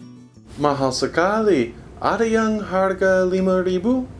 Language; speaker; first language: Indonesian; non-native, fluent; English